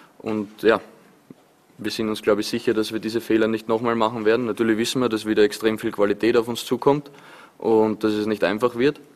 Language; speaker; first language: German; native; German